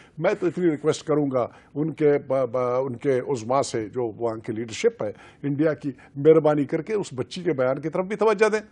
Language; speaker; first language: Urdu; non-native, local second language; Baluchi